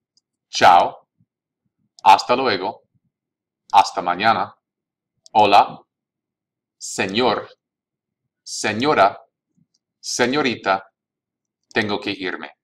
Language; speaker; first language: Spanish; non-native, fluent; English